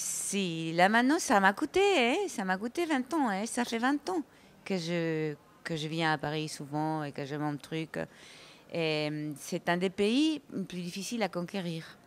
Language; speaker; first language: French; non-native, fluent; Spanish